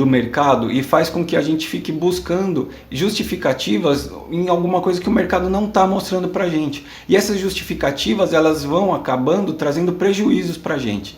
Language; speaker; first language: Portuguese; native; Portuguese